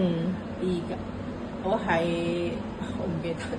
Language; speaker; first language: Cantonese; non-native, learner; Indonesian